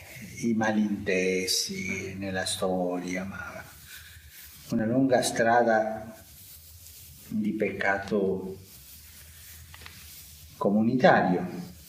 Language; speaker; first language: Italian; non-native, fluent; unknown